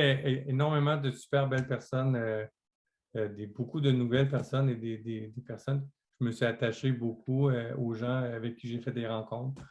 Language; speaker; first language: French; native; French